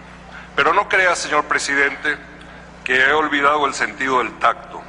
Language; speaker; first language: Spanish; native; Spanish